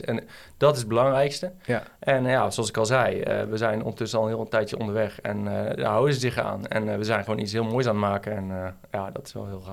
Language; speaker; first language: Dutch; native; Dutch